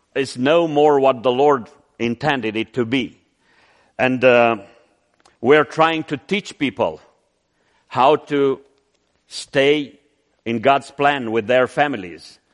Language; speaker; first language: English; non-native, fluent; Romanian